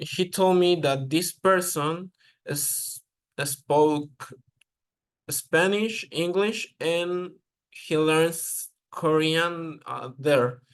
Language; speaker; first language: English; non-native, learner; Spanish